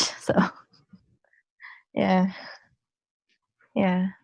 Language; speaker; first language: English; non-native, learner; Japanese